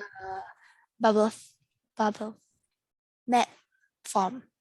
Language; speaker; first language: English; non-native, learner; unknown